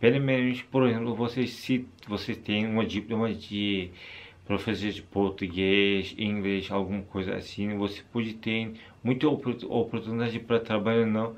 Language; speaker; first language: Portuguese; non-native, learner; Turkish